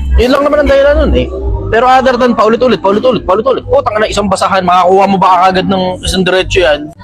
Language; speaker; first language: Filipino; native; Filipino